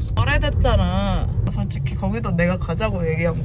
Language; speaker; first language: Korean; non-native, fluent; Indonesian